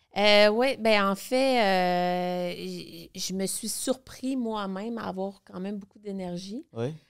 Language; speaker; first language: French; native; French